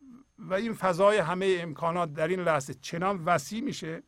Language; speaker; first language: Persian; native; Persian